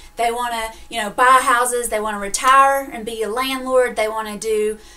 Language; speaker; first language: English; native; English